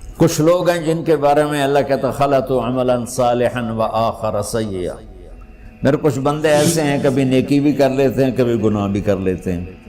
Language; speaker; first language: Urdu; non-native, local second language; Punjabi